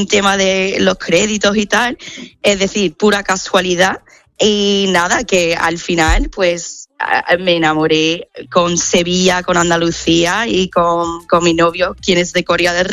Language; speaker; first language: Spanish; non-native, fluent; English